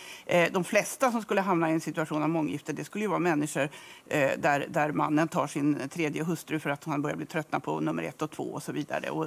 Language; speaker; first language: Swedish; native; Swedish